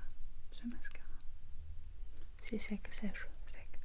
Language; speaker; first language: French; non-native, learner; English